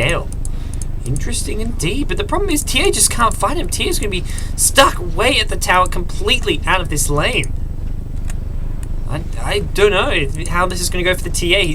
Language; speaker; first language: English; native; English